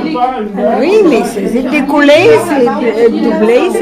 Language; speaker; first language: French; non-native, learner; Bulgarian